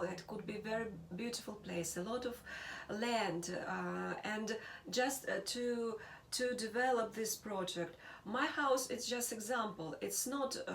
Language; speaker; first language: English; non-native, learner; Russian